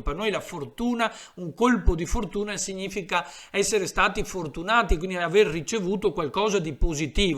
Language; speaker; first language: Italian; native; Italian